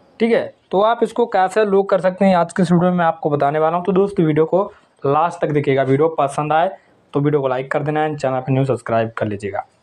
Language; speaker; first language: Hindi; native; Hindi